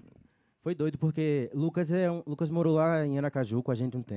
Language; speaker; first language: Portuguese; native; Portuguese